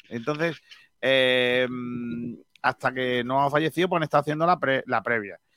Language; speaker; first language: Spanish; native; Spanish